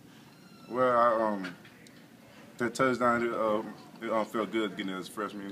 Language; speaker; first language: English; native; English